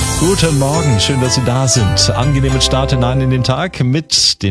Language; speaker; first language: German; native; German